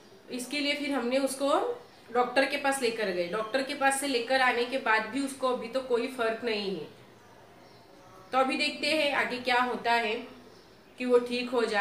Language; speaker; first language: Hindi; native; Hindi